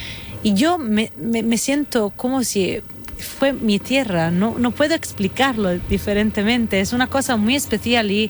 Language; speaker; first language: Spanish; non-native, fluent; Italian